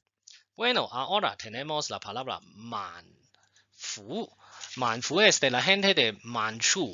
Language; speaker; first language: Spanish; non-native, fluent; Chinese